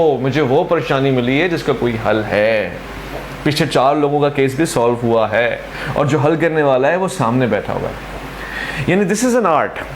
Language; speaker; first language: Urdu; non-native, local second language; Sindhi